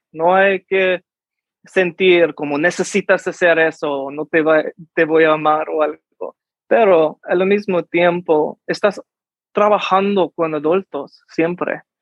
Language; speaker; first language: Spanish; early bilingual, heritage; English